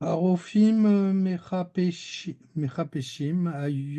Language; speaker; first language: Hebrew; non-native, learner; French